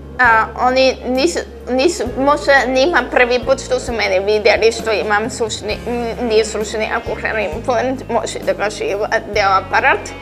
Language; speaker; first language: Serbian; early bilingual, heritage; Serbian